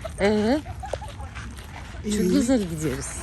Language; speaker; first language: Turkish; non-native, local second language; Russian